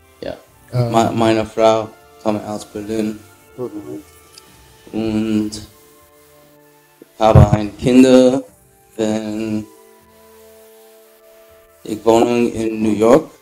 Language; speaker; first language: German; non-native, learner; English